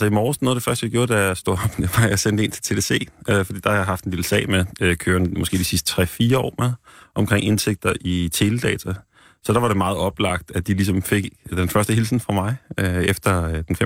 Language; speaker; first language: Danish; native; Danish